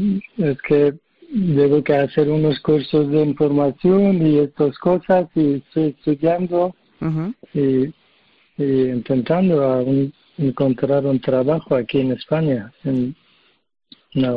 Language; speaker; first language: Spanish; non-native, learner; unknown